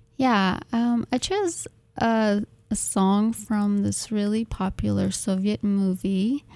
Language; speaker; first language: English; non-native, fluent; Russian